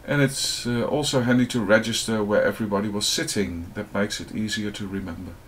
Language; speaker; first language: English; non-native, fluent; Dutch